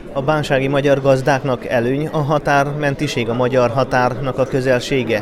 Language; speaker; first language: Hungarian; native; Hungarian